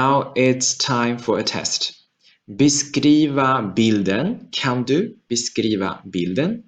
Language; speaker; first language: Swedish; non-native, fluent; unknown